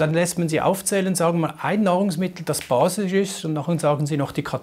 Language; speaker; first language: German; native; German